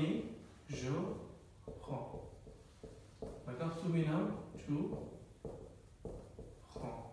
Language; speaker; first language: French; non-native, fluent; Bangla